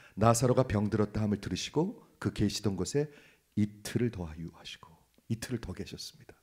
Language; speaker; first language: Korean; native; Korean